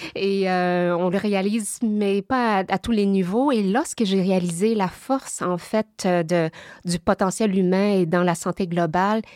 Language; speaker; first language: French; early bilingual, other home language; Vietnamese